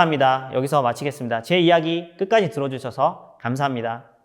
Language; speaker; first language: Korean; native; Korean